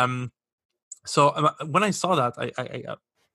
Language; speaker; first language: English; native; English